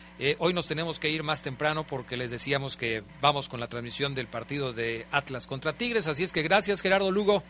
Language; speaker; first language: Spanish; native; Spanish